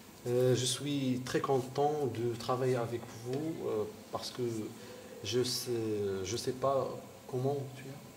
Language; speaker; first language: French; non-native, local second language; Arabic